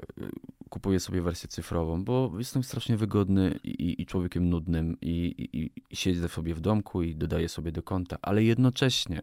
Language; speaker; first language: Polish; native; Polish